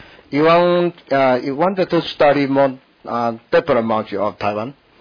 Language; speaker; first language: English; non-native, learner; Min Nan Chinese